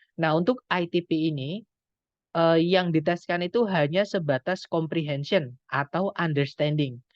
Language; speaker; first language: Indonesian; non-native, local second language; Javanese